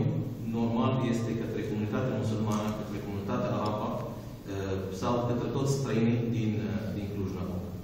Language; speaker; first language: Romanian; non-native, fluent; Arabic